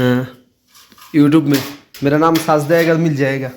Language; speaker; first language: Hindi; non-native, learner; Bangla